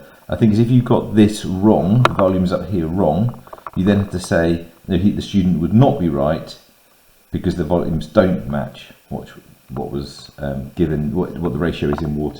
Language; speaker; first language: English; native; English